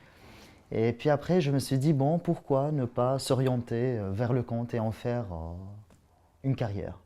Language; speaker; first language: French; non-native, local second language; Arabic